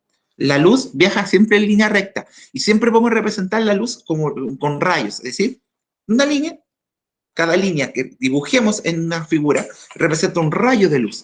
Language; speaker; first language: Spanish; native; Spanish